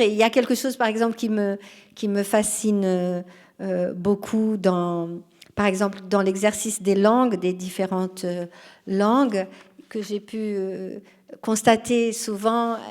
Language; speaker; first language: French; non-native, fluent; Portuguese